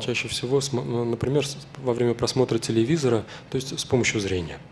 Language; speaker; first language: Russian; native; Russian